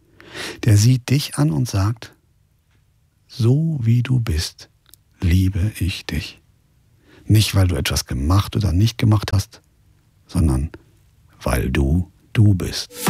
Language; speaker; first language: German; native; German